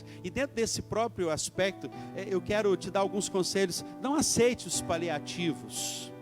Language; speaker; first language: Portuguese; native; Portuguese